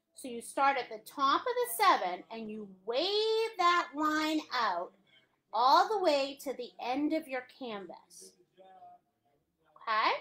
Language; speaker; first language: English; native; English